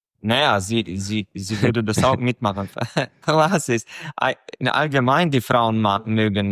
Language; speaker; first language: German; non-native, fluent; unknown